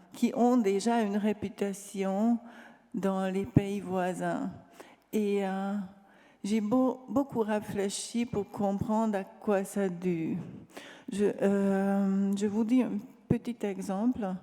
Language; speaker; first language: French; non-native, fluent; Hungarian